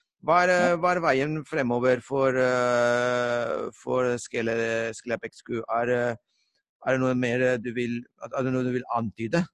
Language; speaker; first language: Norwegian; non-native, fluent; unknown